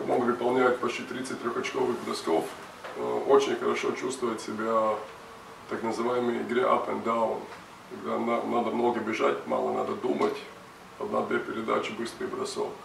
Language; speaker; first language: Russian; non-native, fluent; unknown